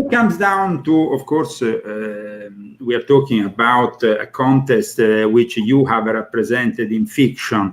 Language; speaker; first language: English; non-native, fluent; Italian